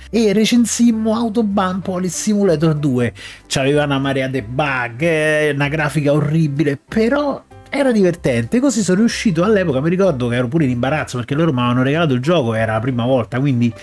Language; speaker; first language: Italian; native; Italian